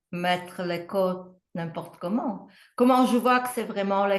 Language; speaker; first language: French; non-native, fluent; Czech